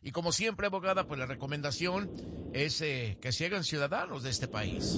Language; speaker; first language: Spanish; native; Spanish